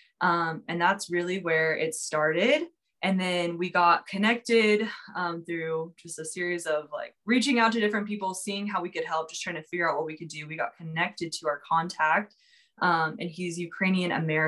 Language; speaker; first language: English; native; English